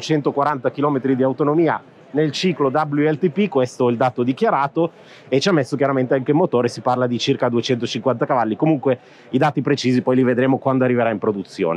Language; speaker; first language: Italian; native; Italian